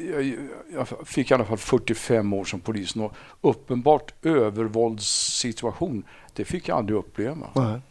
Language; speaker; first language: Swedish; native; Swedish